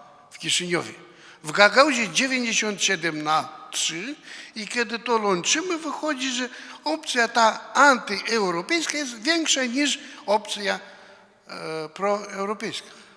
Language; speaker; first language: Polish; non-native, fluent; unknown